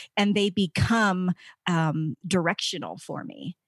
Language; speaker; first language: English; native; English